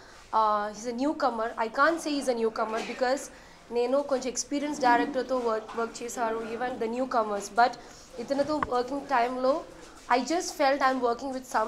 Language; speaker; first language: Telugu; non-native, learner; Malayalam